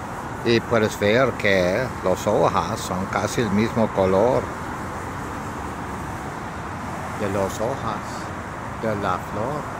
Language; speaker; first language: Spanish; non-native, learner; English